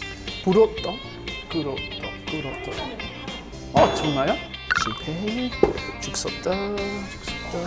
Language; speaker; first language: Korean; non-native, learner; English